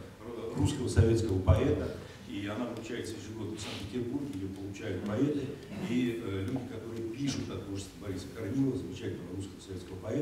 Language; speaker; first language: Russian; native; Russian